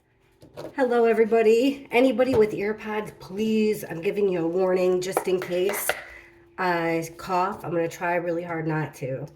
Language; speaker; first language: English; native; English